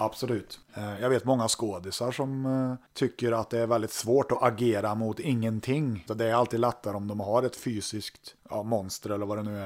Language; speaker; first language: Swedish; native; Swedish